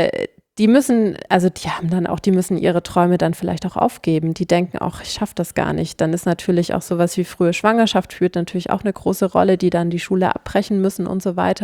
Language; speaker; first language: German; native; German